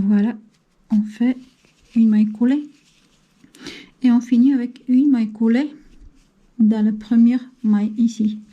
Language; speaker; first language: French; non-native, fluent; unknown